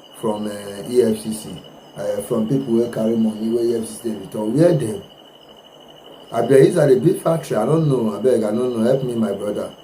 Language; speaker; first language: Nigerian Pidgin; non-native, local second language; Igbo